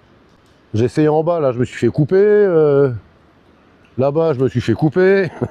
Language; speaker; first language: French; native; French